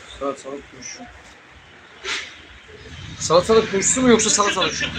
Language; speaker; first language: Turkish; native; Turkish